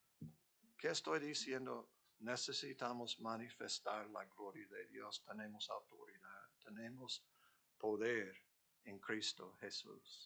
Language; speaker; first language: Spanish; non-native, fluent; English